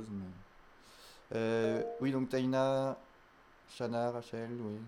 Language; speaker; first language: French; native; French